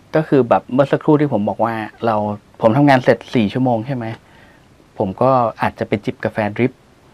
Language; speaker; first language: Thai; native; Thai